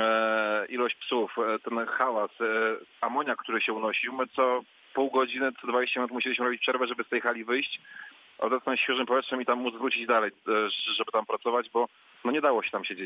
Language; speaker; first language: Polish; native; Polish